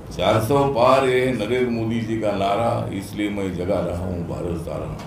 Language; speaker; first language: Hindi; non-native, local second language; Marathi